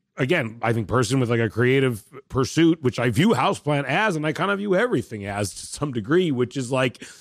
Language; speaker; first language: English; native; English